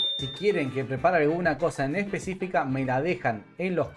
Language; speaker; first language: Spanish; native; Spanish